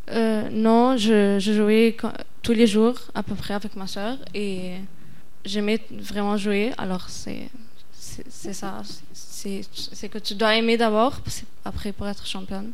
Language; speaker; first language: French; non-native, fluent; Arabic